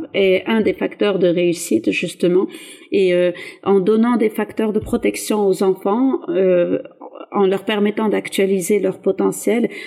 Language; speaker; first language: French; early bilingual, other home language; Arabic